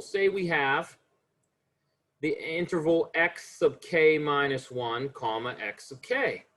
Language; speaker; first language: English; native; English